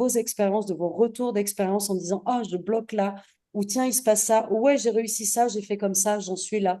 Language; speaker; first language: French; native; French